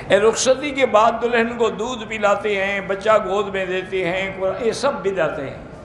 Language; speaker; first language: Urdu; early bilingual, heritage; Urdu